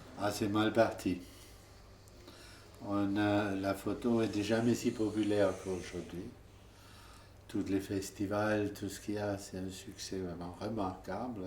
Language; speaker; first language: French; non-native, fluent; German